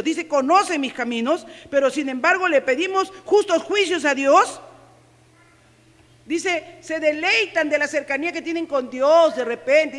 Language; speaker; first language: Spanish; native; Spanish